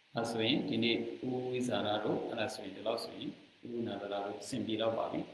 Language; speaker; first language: English; non-native, learner; Burmese